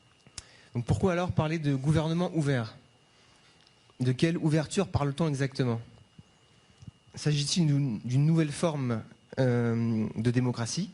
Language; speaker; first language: French; native; French